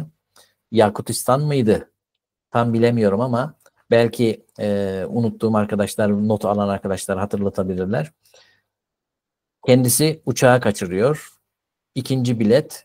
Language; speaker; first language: Turkish; native; Turkish